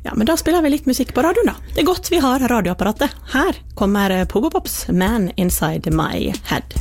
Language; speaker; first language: Norwegian; native; Norwegian